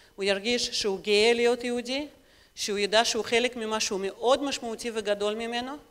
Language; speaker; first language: Hebrew; non-native, fluent; Russian